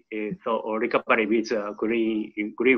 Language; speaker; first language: English; non-native, learner; Japanese